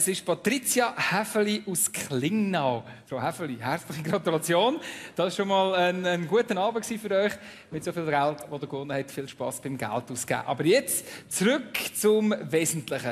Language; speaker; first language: German; native; German